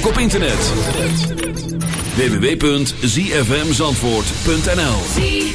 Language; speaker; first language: Dutch; native; Dutch